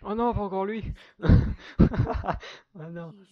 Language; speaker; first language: French; native; French